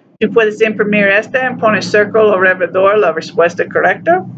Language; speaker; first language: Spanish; non-native, learner; English